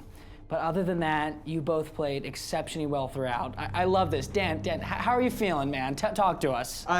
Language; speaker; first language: English; native; English